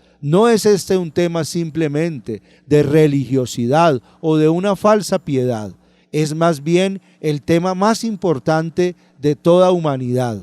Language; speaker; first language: Spanish; native; Spanish